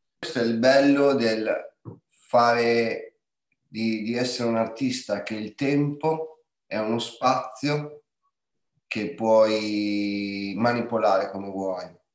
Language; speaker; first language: Italian; native; Italian